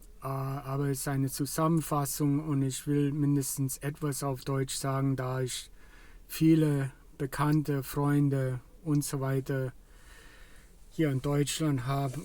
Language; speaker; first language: German; non-native, fluent; English